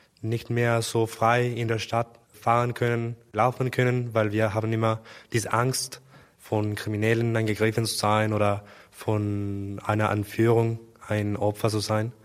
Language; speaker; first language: German; non-native, learner; Spanish